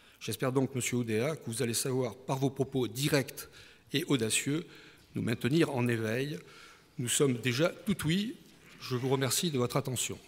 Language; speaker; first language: French; native; French